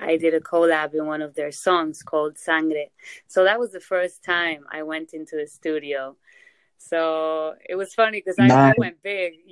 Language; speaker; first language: English; non-native, fluent; Spanish